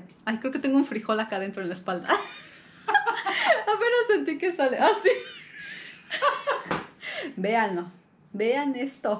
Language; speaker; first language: Spanish; native; Spanish